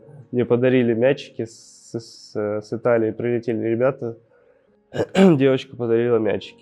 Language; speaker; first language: Russian; native; Russian